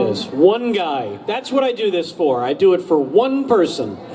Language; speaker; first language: English; native; English